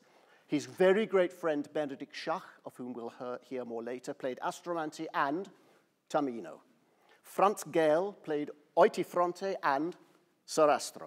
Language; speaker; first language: English; native; English